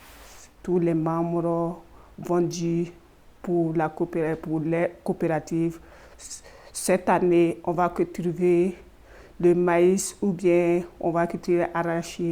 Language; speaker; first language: French; non-native, learner; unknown